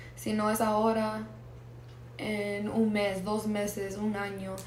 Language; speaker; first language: Spanish; early bilingual, heritage; Spanish